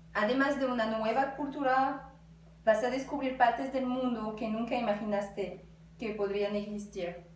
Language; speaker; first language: Spanish; non-native, fluent; French